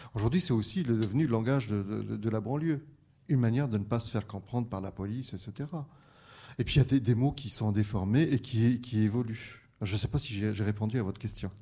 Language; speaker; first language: French; native; French